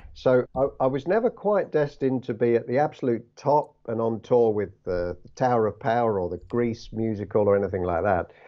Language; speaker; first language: English; native; English